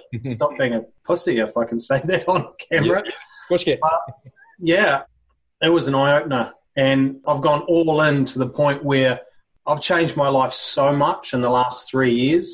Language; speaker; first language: English; native; English